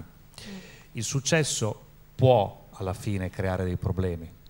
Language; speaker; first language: Italian; native; Italian